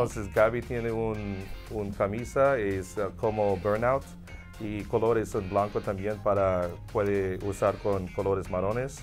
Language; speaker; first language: Spanish; non-native, learner; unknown